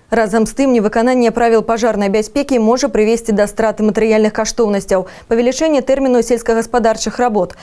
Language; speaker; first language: Belarusian; native; Belarusian